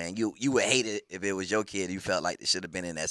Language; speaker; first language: English; native; English